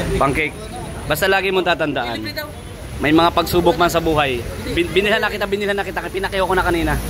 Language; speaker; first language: Filipino; native; Filipino